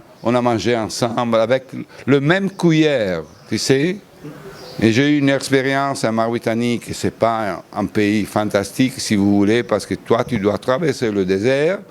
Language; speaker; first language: French; non-native, fluent; Italian